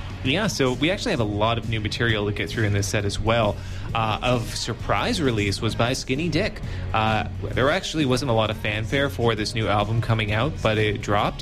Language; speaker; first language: English; native; English